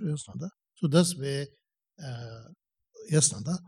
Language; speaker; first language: Russian; non-native, learner; Tibetan